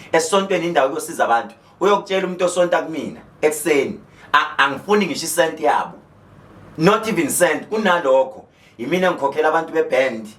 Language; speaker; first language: Zulu; native; Zulu